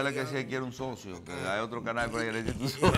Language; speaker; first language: Spanish; native; Spanish